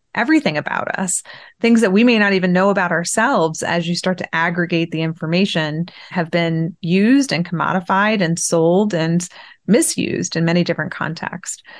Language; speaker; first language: English; early bilingual, other home language; Persian